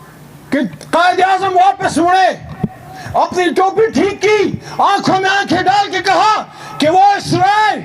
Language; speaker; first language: Urdu; native; Urdu